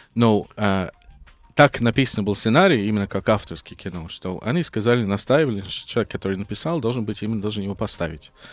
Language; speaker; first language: Russian; non-native, fluent; English